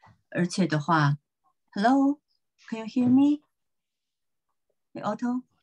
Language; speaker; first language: English; non-native, fluent; Chinese